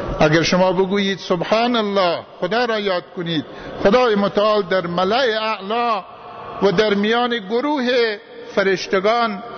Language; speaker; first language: Persian; native; Persian